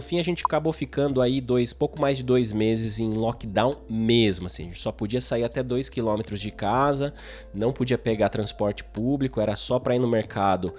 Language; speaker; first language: Portuguese; native; Portuguese